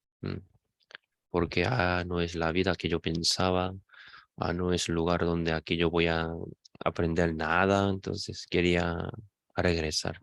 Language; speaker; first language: Spanish; non-native, fluent; Korean